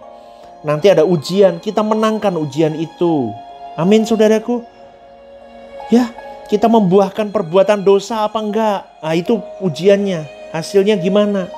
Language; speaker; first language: Indonesian; native; Indonesian